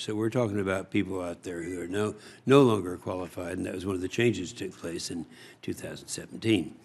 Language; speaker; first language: English; native; English